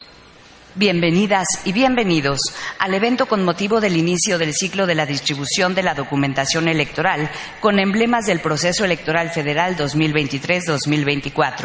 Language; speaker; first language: Spanish; native; Spanish